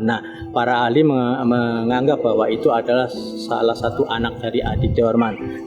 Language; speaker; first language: Malay; native; Malay